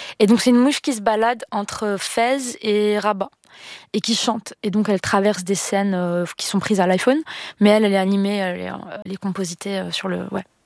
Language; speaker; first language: French; non-native, local second language; Arabic